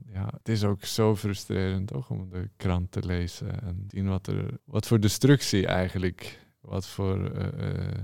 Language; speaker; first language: Dutch; non-native, fluent; Norwegian